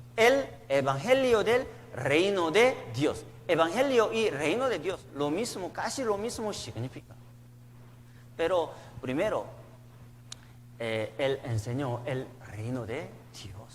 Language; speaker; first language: Spanish; non-native, learner; Korean